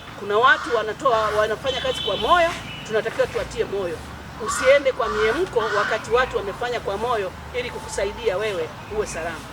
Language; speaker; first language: Swahili; native; Swahili